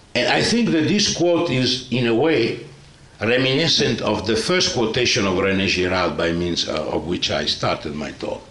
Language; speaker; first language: English; non-native, fluent; Italian